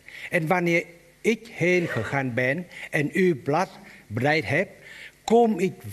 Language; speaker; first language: Dutch; non-native, learner; Vietnamese